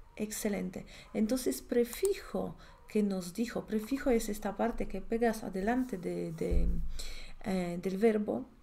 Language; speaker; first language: Spanish; non-native, fluent; Polish